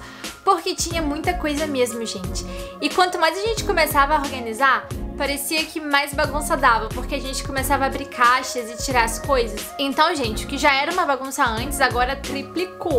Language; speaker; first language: Portuguese; native; Portuguese